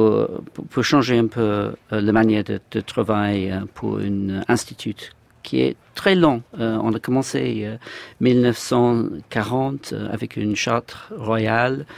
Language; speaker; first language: French; non-native, fluent; English